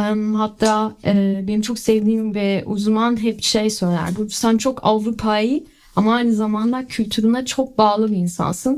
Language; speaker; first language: Turkish; early bilingual, heritage; Turkish